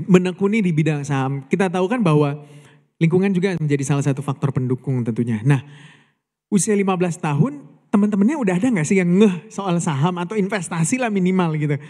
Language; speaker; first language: Indonesian; native; Indonesian